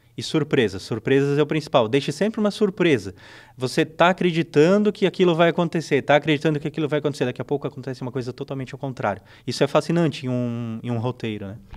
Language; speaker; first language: Portuguese; native; Portuguese